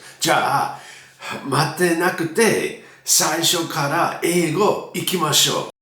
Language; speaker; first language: Japanese; non-native, fluent; English